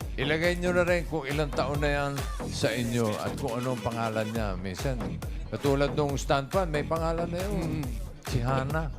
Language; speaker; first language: Filipino; native; Filipino